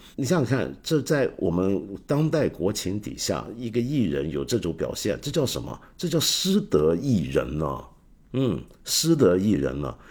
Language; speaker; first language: Chinese; non-native, fluent; Cantonese